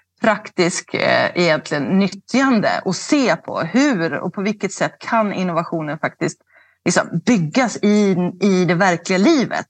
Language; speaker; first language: Swedish; native; Swedish